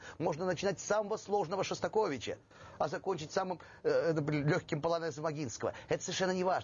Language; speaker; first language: Russian; native; Russian